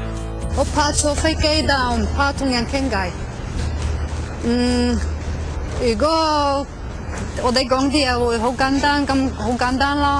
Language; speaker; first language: Cantonese; non-native, fluent; Norwegian